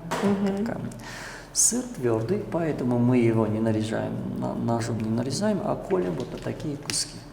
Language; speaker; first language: Russian; native; Russian